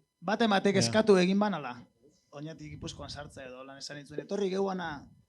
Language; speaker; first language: Basque; native; Basque